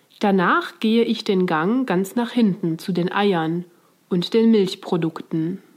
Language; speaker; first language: German; non-native, fluent; Swiss German